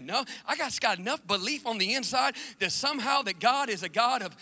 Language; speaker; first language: English; native; English